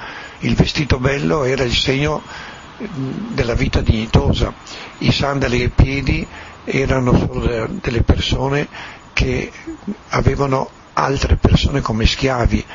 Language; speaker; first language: Italian; native; Italian